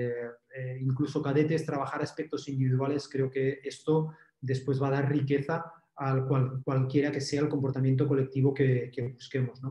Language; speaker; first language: Spanish; native; Spanish